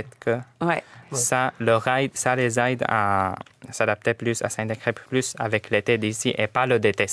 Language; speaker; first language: French; non-native, fluent; Arabic